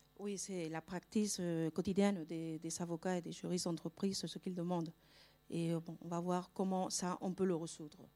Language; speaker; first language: French; non-native, fluent; Spanish